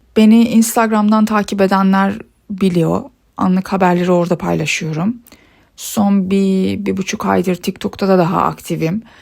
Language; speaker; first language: Turkish; early bilingual, other home language; Persian